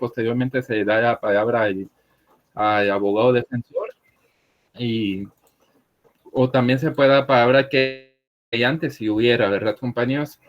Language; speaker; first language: Spanish; native; Spanish